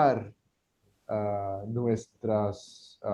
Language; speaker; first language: Spanish; non-native, learner; English